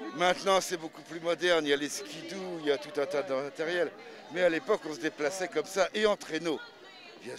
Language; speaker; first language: French; native; French